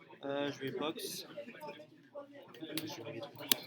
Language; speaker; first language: French; native; French